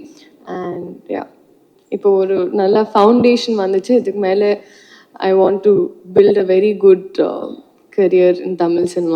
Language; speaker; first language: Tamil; non-native, learner; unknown